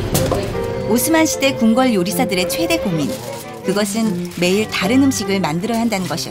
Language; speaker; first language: Korean; native; Korean